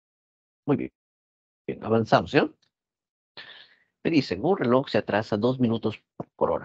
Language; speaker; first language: Spanish; native; Spanish